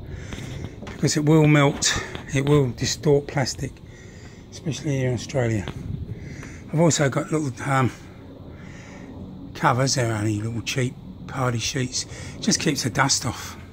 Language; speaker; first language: English; native; English